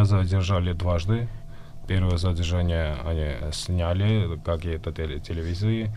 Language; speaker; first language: Russian; non-native, fluent; Georgian